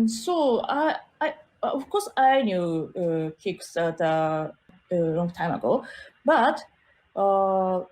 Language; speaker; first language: English; non-native, learner; Japanese